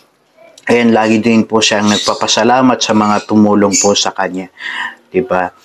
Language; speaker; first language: Filipino; native; Filipino